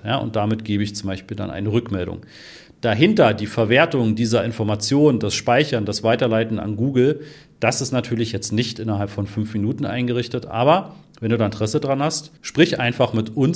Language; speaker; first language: German; native; German